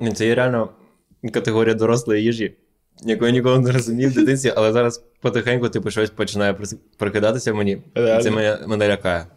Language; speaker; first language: Ukrainian; non-native, local second language; Russian